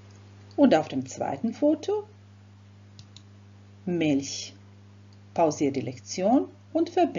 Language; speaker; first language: German; non-native, fluent; Croatian